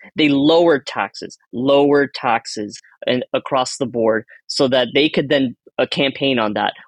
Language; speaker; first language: English; early bilingual, other home language; Spanish